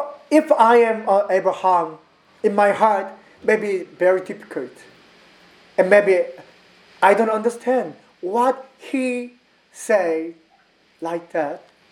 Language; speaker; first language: English; non-native, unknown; Korean